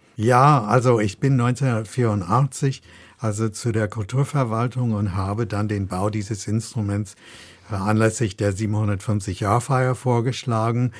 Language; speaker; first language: German; non-native, fluent; English